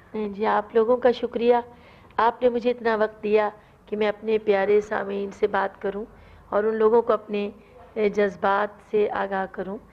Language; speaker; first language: Urdu; non-native, local second language; Punjabi